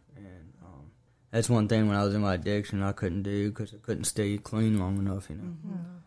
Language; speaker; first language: English; native; English